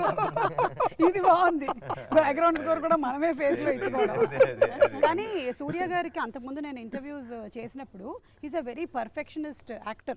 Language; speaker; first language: Telugu; native; Telugu